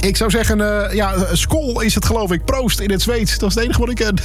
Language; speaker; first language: Dutch; native; Dutch